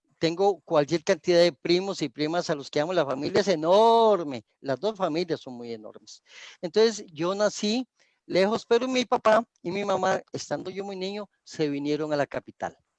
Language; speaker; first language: Spanish; native; Spanish